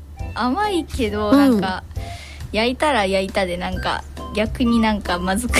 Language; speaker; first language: Japanese; native; Japanese